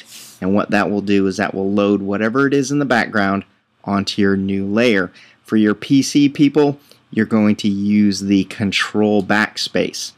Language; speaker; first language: English; native; English